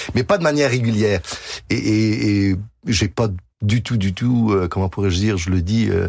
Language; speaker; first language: French; native; French